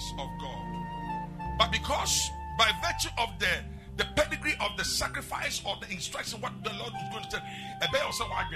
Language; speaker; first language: English; non-native, local second language; Akan